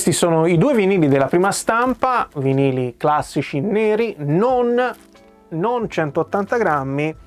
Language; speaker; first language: Italian; native; Italian